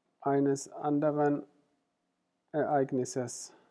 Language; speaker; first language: German; non-native, fluent; Spanish